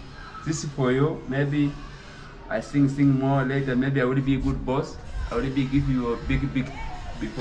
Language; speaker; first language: English; non-native, learner; Swahili